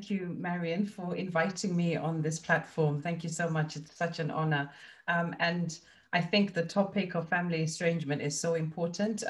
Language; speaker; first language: English; non-native, local second language; Shona